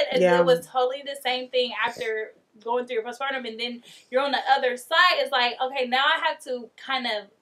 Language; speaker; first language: English; native; English